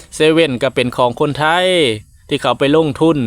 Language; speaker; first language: Lao; native; Lao